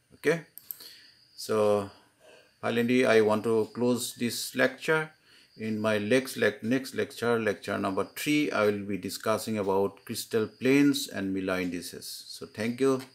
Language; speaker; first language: English; non-native, local second language; Assamese